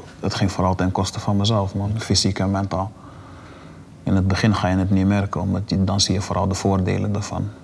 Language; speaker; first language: Dutch; native; Dutch